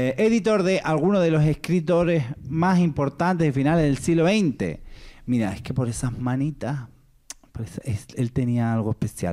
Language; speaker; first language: Spanish; native; Spanish